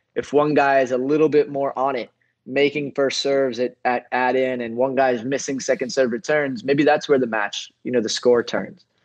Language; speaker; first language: English; native; English